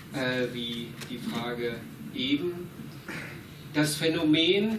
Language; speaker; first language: German; native; German